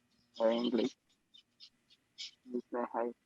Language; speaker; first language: Portuguese; native; Portuguese